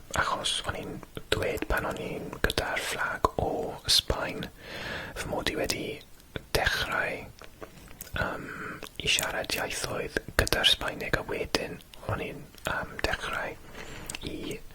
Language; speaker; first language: Welsh; non-native, local second language; English